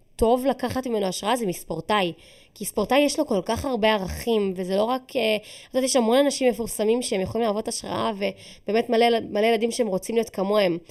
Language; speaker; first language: Hebrew; native; Hebrew